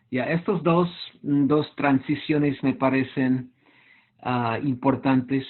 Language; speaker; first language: Spanish; non-native, fluent; English